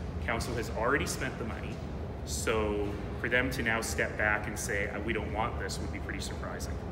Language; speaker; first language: English; native; English